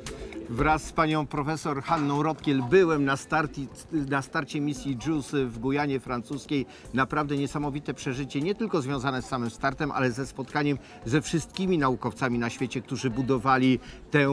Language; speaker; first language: Polish; native; Polish